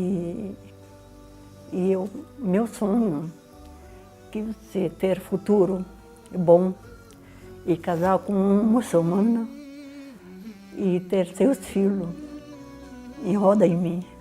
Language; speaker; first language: Portuguese; non-native, learner; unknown